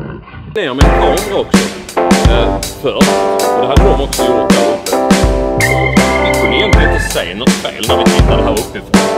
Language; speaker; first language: Swedish; native; Swedish